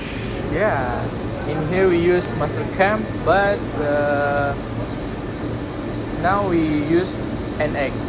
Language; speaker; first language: English; non-native, learner; Indonesian